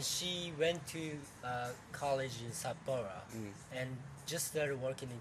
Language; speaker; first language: English; non-native, fluent; Japanese